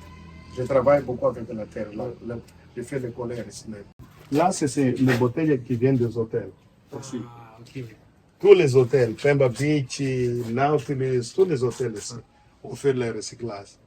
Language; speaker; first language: French; non-native, learner; Portuguese